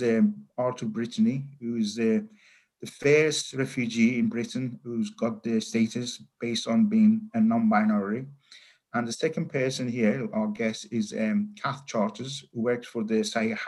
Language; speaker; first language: English; non-native, fluent; Persian